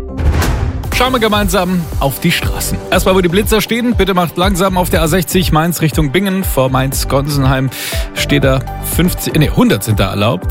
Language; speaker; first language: German; native; German